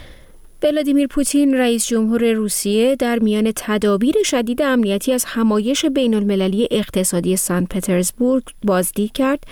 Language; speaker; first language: Persian; native; Persian